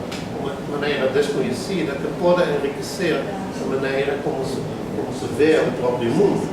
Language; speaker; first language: Portuguese; non-native, fluent; Dutch